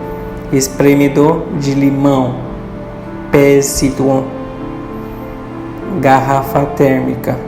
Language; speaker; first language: Portuguese; non-native, fluent; Haitian Creole